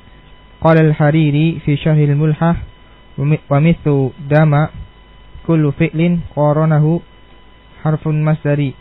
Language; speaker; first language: Arabic; non-native, learner; Indonesian